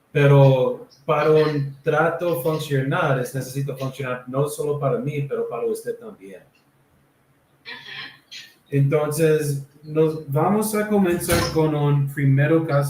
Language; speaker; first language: Spanish; non-native, learner; English